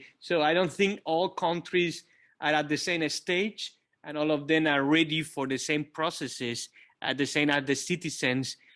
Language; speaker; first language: English; non-native, fluent; Kabuverdianu